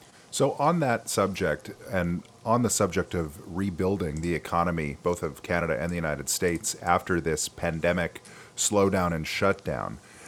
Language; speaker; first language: English; native; English